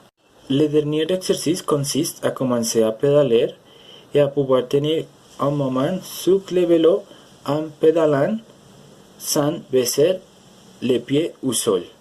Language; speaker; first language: French; non-native, learner; Spanish